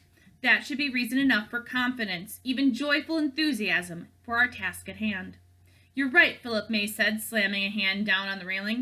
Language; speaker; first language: English; native; English